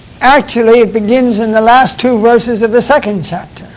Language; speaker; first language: English; early bilingual, other home language; Chinese